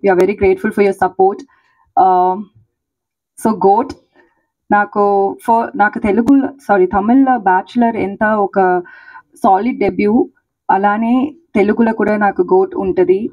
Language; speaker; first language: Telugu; non-native, learner; Tamil